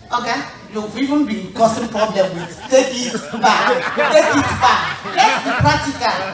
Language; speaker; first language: English; non-native, local second language; Igbo